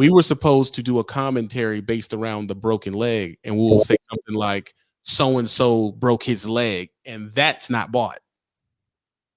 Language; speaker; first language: English; native; English